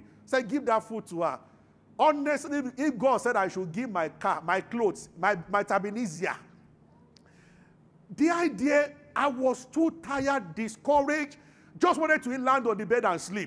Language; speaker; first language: English; non-native, local second language; Yoruba